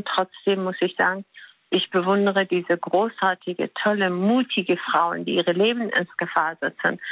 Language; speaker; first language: German; non-native, fluent; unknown